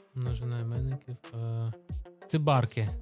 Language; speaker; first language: Ukrainian; non-native, local second language; Russian